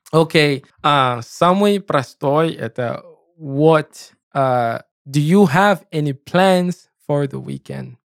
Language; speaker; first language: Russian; non-native, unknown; English